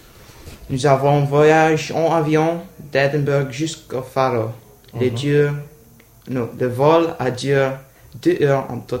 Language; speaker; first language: French; non-native, learner; English